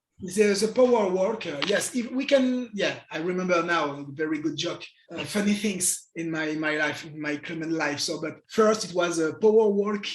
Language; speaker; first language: English; non-native, learner; French